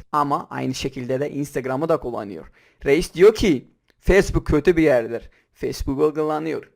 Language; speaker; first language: Turkish; non-native, local second language; Kurdish